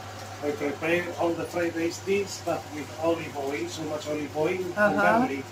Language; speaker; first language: English; non-native, learner; Spanish